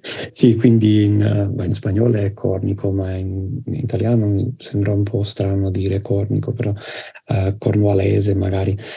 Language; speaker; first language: Italian; non-native, fluent; English